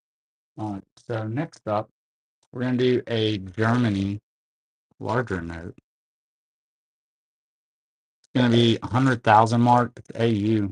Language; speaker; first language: English; native; English